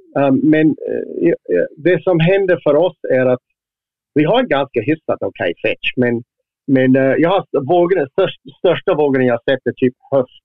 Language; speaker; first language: Swedish; non-native, fluent; English